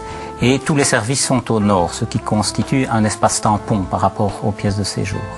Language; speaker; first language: French; native; French